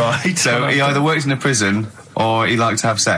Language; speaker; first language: English; native; English